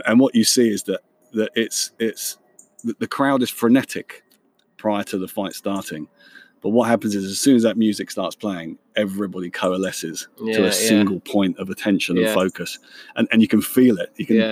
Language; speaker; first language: English; native; English